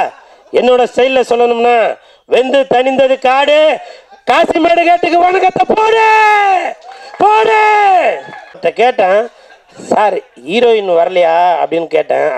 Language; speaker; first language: Tamil; native; Tamil